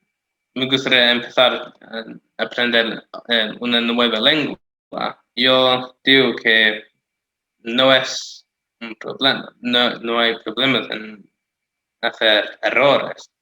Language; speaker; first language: Spanish; non-native, fluent; English